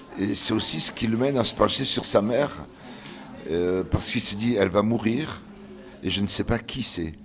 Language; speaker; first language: French; early bilingual, other home language; Kabyle